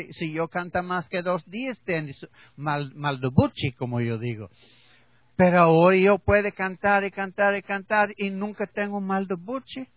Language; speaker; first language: Spanish; non-native, learner; English